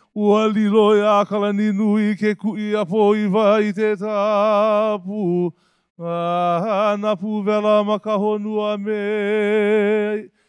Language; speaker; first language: English; native; English